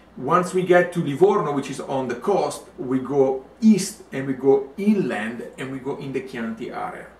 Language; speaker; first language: English; non-native, fluent; Italian